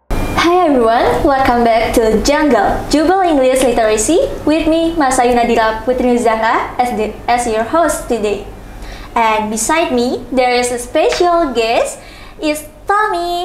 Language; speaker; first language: English; non-native, local second language; Indonesian